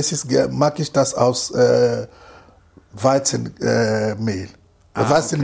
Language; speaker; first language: German; non-native, fluent; Lingala